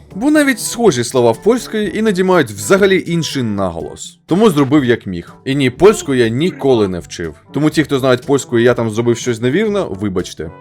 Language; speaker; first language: Ukrainian; non-native, local second language; Russian